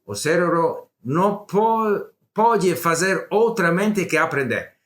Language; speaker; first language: Portuguese; non-native, learner; English